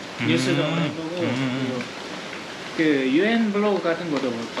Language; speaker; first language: Korean; non-native, learner; Russian